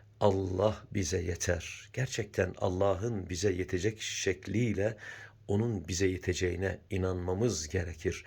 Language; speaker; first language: Turkish; native; Turkish